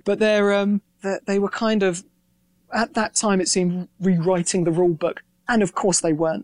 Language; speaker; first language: English; native; English